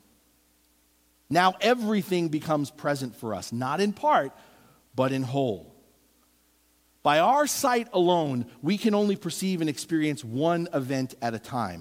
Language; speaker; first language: English; native; English